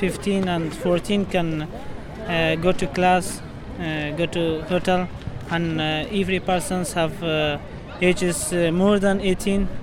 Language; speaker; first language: English; non-native, learner; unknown